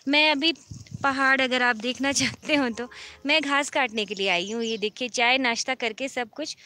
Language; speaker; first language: Hindi; native; Hindi